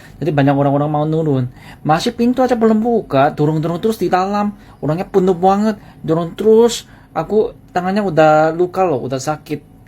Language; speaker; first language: Indonesian; non-native, fluent; Korean